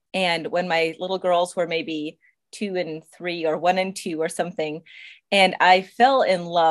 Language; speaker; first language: English; non-native, local second language; Pennsylvania German